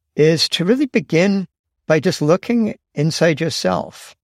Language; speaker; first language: English; native; English